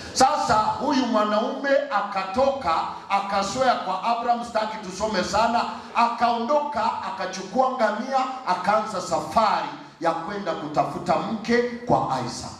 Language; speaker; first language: Swahili; non-native, local second language; Gusii